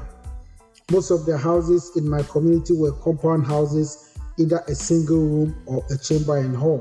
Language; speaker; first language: English; non-native, local second language; Akan